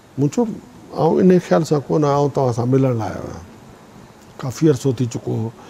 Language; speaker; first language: Sindhi; native; Sindhi